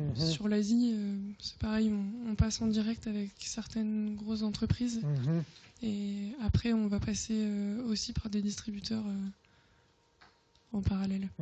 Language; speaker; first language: French; native; French